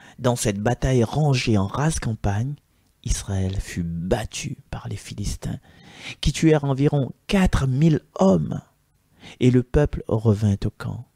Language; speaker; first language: French; non-native, local second language; Malagasy